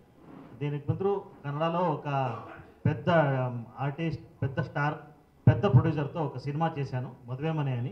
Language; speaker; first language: Telugu; non-native, fluent; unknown